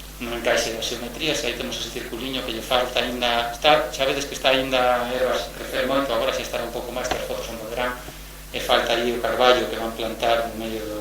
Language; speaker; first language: Galician; native; Galician